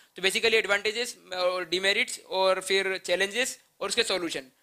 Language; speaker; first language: Hindi; native; Hindi